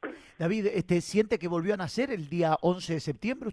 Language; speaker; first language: Spanish; native; Spanish